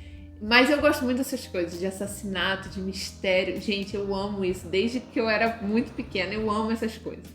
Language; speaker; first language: Portuguese; native; Portuguese